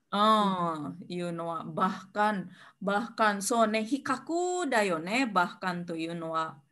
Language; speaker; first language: Japanese; non-native, fluent; Indonesian